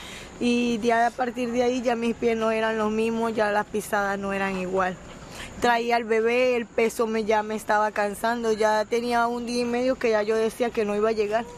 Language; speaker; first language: Spanish; native; Spanish